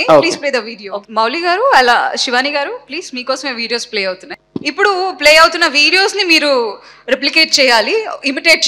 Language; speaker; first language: Telugu; native; Telugu